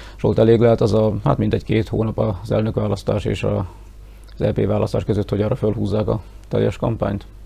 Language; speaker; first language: Hungarian; native; Hungarian